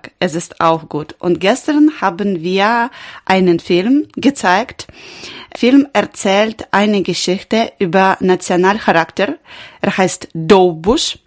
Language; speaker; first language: German; non-native, learner; Ukrainian